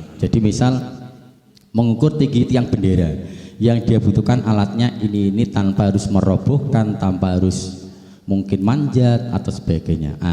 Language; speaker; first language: Indonesian; native; Indonesian